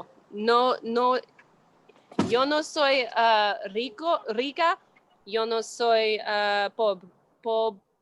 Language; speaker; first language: Spanish; non-native, learner; English